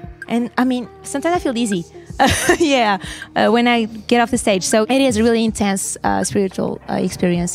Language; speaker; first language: English; non-native, fluent; Portuguese